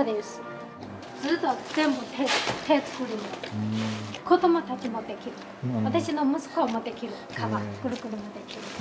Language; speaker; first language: Japanese; non-native, learner; Chinese